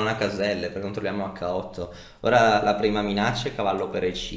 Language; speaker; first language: Italian; native; Italian